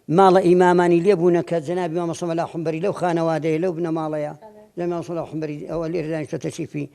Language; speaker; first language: Central Kurdish; native; Central Kurdish